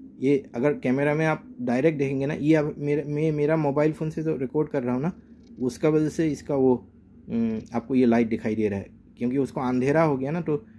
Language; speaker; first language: Hindi; non-native, local second language; Assamese